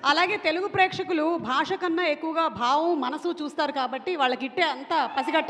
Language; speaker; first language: Telugu; native; Telugu